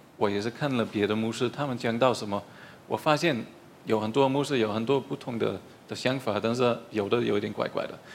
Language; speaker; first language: Chinese; non-native, fluent; German